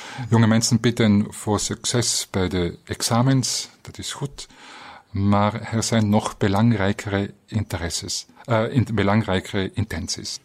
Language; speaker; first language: Dutch; non-native, fluent; German